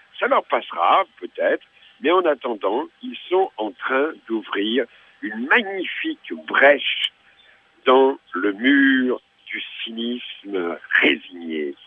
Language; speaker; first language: French; native; French